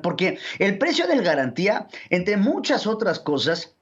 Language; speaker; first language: Spanish; native; Spanish